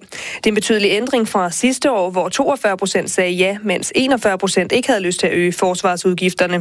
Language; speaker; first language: Danish; native; Danish